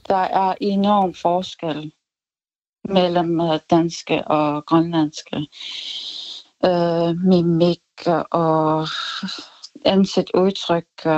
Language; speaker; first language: Danish; non-native, local second language; Kalaallisut